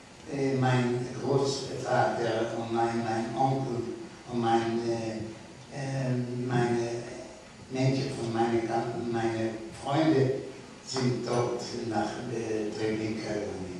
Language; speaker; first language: German; non-native, learner; Yiddish